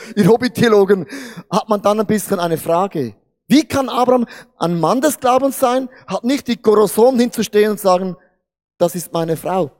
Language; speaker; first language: German; non-native, fluent; Portuguese